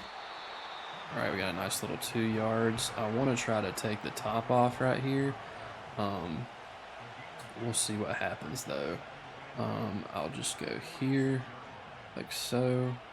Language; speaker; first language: English; native; English